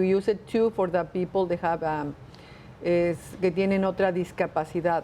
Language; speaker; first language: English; non-native, learner; Spanish